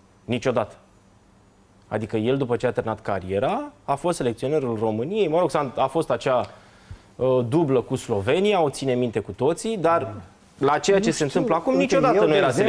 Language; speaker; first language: Romanian; native; Romanian